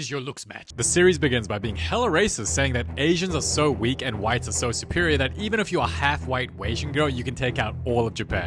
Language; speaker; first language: English; native; English